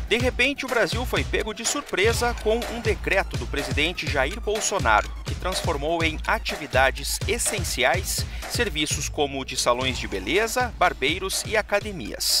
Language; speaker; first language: Portuguese; native; Portuguese